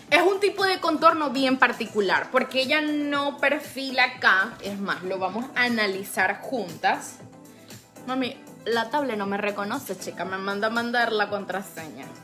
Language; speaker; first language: Spanish; native; Spanish